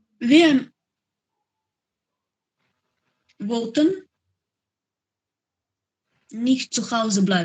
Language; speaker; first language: German; non-native, learner; Macedonian